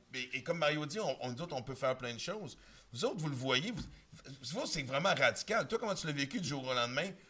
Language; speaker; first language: French; native; French